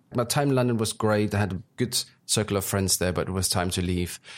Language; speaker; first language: English; early bilingual, other home language; German